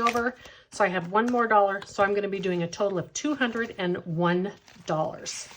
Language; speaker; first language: English; native; English